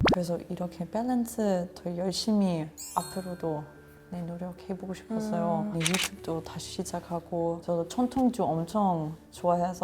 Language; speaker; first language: Korean; non-native, learner; German